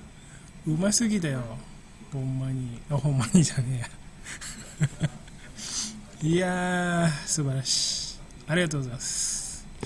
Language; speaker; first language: Japanese; non-native, fluent; Indonesian